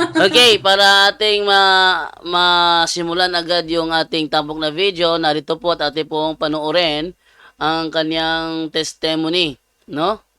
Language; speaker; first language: Filipino; non-native, local second language; Cebuano